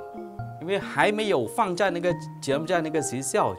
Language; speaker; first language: Chinese; early bilingual, heritage; Chinese